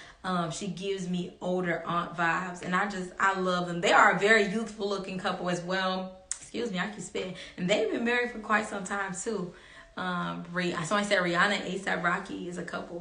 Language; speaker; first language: English; native; English